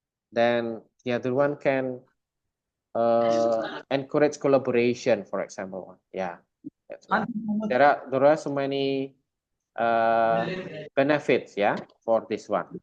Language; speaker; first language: English; non-native, fluent; Indonesian